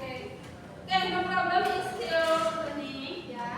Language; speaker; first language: English; non-native, learner; Indonesian